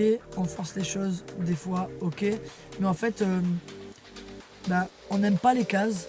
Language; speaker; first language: French; native; French